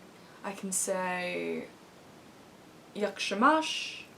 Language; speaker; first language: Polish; non-native, learner; English